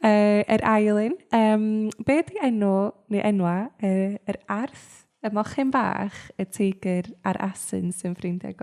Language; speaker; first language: Welsh; native; Welsh